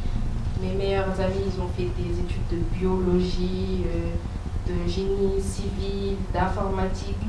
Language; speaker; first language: French; non-native, local second language; Wolof